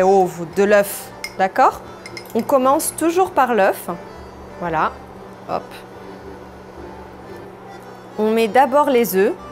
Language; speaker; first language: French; non-native, fluent; Portuguese